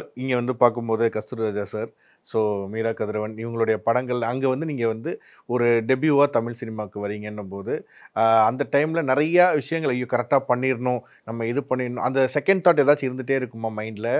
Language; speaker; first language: Tamil; native; Tamil